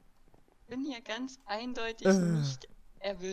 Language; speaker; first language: German; native; German